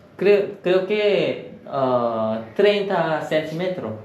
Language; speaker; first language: Spanish; non-native, learner; Korean